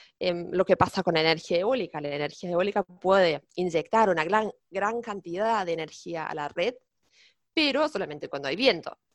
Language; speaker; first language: Spanish; non-native, fluent; German